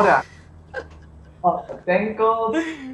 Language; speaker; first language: Spanish; non-native, learner; English